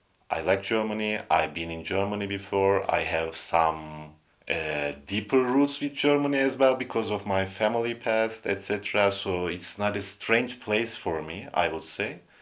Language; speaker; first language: English; non-native, fluent; Turkish